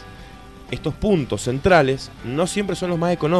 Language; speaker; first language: Spanish; native; Spanish